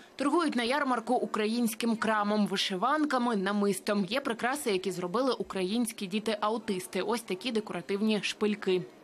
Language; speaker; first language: Ukrainian; native; Ukrainian